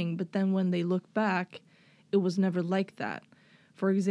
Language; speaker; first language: English; non-native, fluent; Swedish